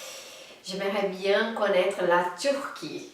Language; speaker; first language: French; non-native, fluent; Portuguese